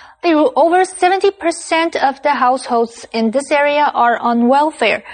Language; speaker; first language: English; non-native, fluent; Chinese